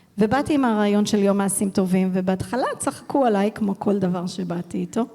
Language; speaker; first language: Hebrew; early bilingual, heritage; English